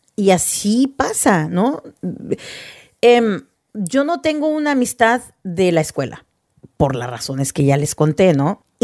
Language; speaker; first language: Spanish; early bilingual, heritage; Spanish